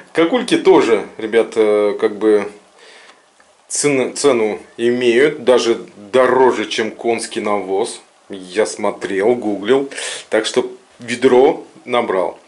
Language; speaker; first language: Russian; native; Russian